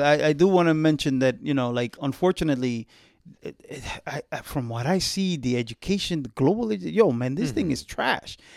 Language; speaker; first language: English; early bilingual, other home language; Spanish